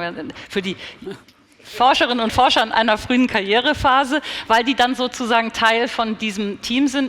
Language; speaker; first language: German; native; German